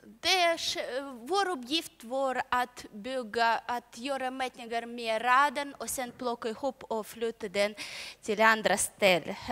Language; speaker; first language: Swedish; non-native, learner; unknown